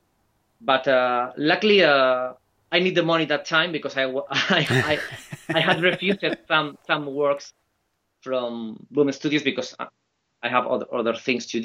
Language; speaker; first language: English; non-native, fluent; Spanish